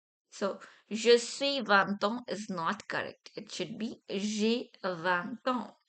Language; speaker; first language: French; non-native, fluent; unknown